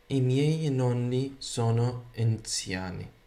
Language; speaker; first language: Italian; non-native, learner; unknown